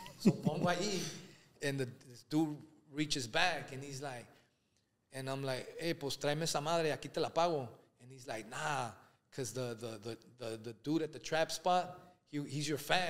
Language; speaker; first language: English; early bilingual, other home language; Spanish